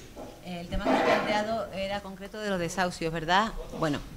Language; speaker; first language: Spanish; native; Spanish